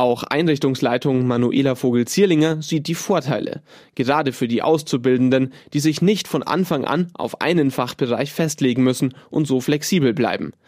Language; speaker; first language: German; native; German